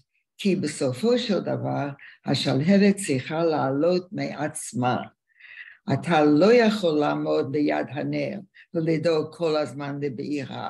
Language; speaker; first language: Hebrew; non-native, fluent; English